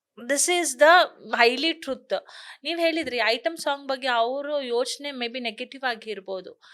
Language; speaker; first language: Kannada; non-native, local second language; Konkani